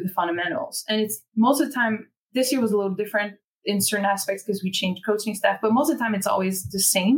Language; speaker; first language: English; non-native, fluent; French